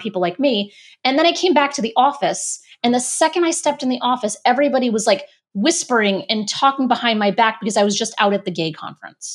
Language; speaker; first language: English; native; English